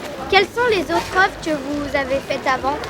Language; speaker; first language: French; native; French